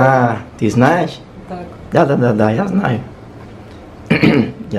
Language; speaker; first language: Russian; non-native, learner; Spanish